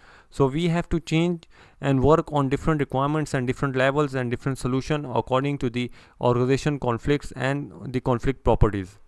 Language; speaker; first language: English; non-native, local second language; Urdu